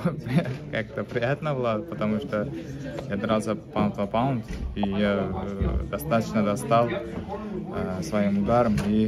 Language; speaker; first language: Russian; non-native, local second language; Uzbek